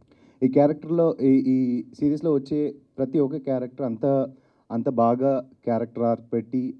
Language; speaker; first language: Telugu; non-native, learner; Tamil